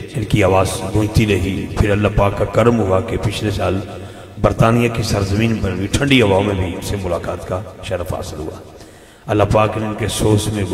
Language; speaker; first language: Urdu; non-native, local second language; Punjabi